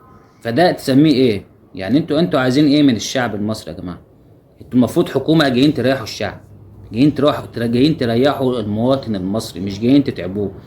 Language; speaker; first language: Arabic; native; Arabic